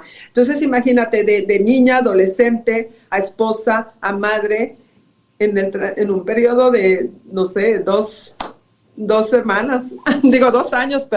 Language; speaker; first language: Spanish; native; Spanish